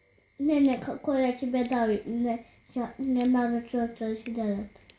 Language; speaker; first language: Russian; early bilingual, heritage; Russian